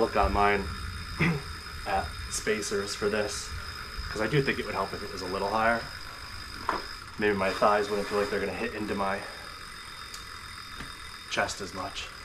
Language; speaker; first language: English; native; English